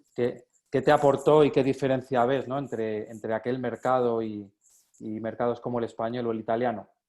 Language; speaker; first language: Spanish; native; Spanish